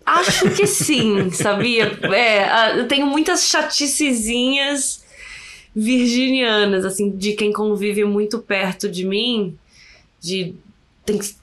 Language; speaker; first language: Portuguese; native; Portuguese